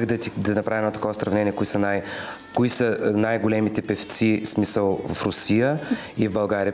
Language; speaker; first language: Bulgarian; native; Bulgarian